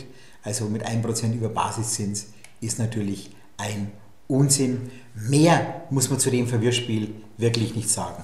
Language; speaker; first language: German; native; German